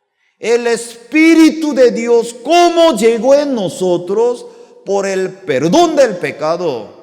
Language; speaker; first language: Spanish; non-native, learner; Korean